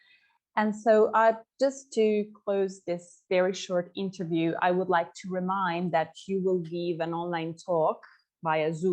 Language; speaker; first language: English; non-native, fluent; Italian